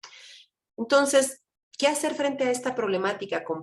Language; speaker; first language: Spanish; native; Spanish